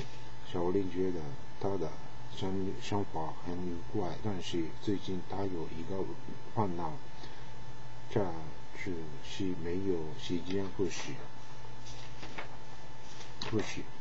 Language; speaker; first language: Chinese; non-native, learner; Japanese